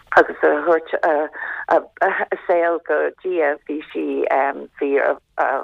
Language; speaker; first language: Irish; non-native, local second language; English